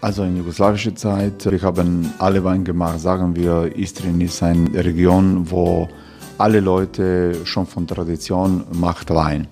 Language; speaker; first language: German; non-native, fluent; Croatian